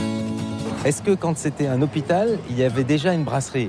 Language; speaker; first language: French; native; French